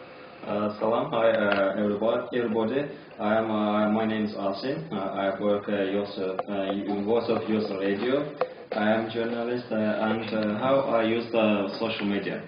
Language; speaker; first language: English; non-native, learner; Azerbaijani